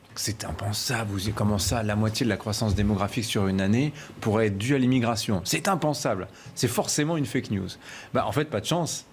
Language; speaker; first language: French; native; French